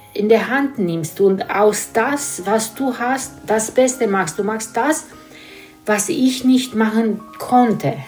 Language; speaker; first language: German; non-native, fluent; Romanian